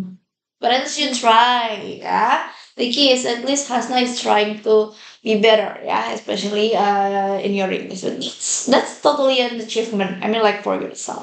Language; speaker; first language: English; non-native, fluent; Indonesian